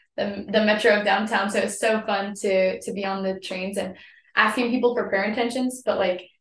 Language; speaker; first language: English; native; English